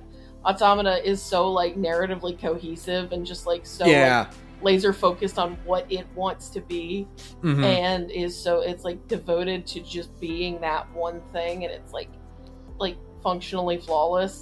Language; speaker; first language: English; native; English